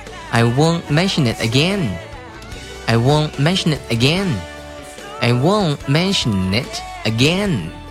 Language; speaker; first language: English; non-native, fluent; Chinese